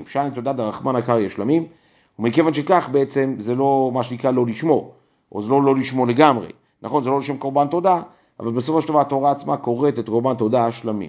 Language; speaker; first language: Hebrew; native; Hebrew